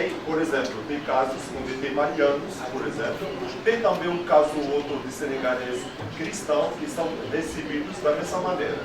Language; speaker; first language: Portuguese; non-native, fluent; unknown